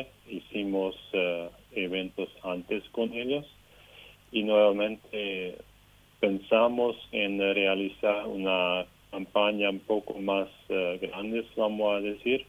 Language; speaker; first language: Spanish; non-native, local second language; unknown